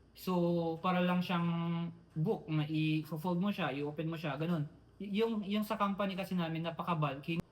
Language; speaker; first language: Filipino; non-native, local second language; Iloko